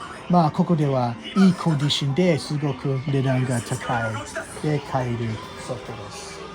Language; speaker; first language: Japanese; non-native, fluent; English